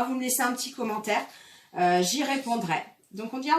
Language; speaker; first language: French; native; French